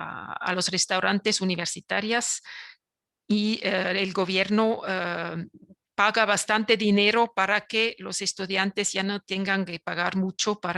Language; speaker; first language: Spanish; non-native, fluent; French